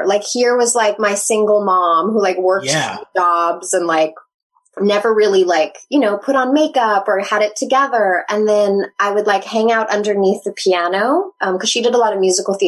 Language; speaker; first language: English; native; English